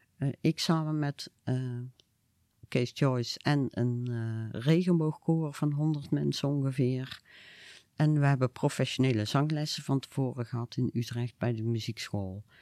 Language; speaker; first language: Dutch; native; Dutch